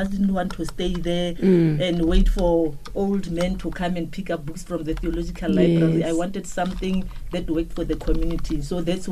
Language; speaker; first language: English; non-native, local second language; Tswana